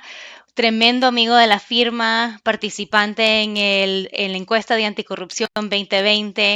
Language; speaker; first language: Spanish; native; Spanish